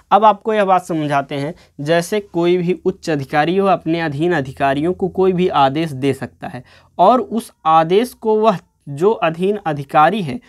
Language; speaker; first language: Hindi; native; Hindi